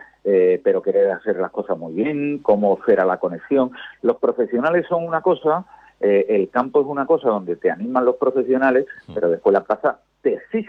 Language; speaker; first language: Spanish; native; Spanish